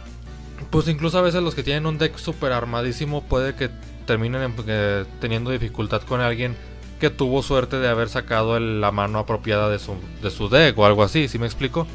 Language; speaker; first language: Spanish; native; Spanish